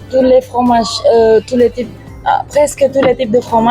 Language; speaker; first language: French; non-native, learner; Indonesian